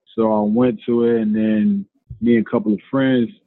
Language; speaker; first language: English; non-native, fluent; Spanish